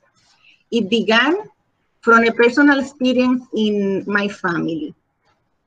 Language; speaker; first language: English; non-native, learner; Spanish